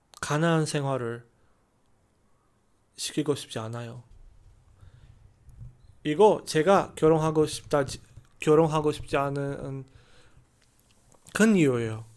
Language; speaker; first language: Korean; non-native, learner; Chinese